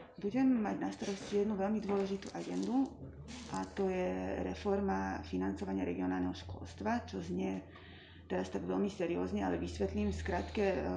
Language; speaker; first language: Slovak; non-native, local second language; Hungarian